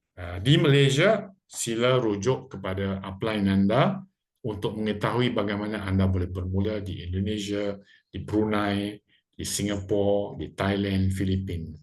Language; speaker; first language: Malay; native; Malay